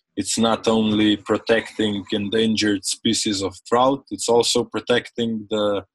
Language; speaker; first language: English; non-native, fluent; Slovenian